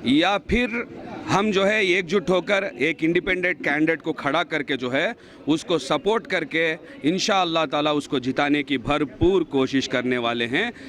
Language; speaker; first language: Urdu; native; Urdu